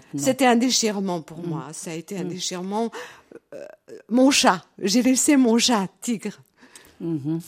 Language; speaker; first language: French; early bilingual, other home language; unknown